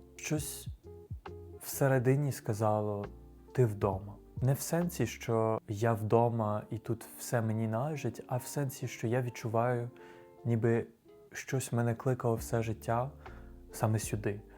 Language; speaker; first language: Ukrainian; non-native, fluent; French